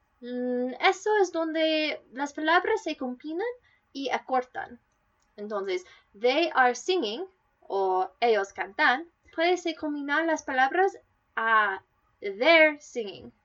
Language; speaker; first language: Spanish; non-native, learner; English